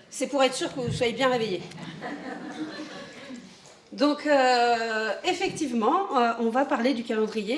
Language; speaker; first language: French; native; French